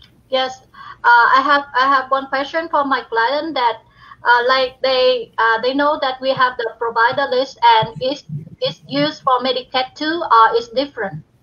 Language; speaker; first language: English; non-native, learner; Vietnamese